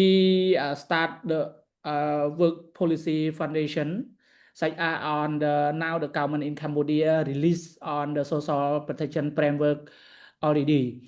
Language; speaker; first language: English; non-native, learner; Khmer